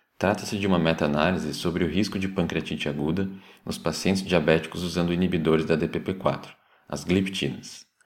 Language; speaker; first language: Portuguese; native; Portuguese